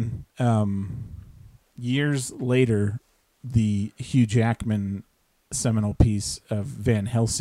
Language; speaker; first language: English; native; English